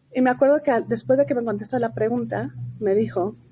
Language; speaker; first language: Spanish; native; Spanish